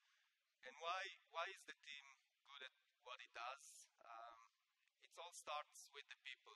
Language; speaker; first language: English; non-native, fluent; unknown